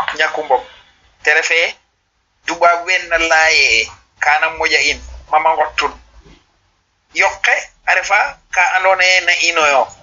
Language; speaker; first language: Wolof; non-native, local second language; Serer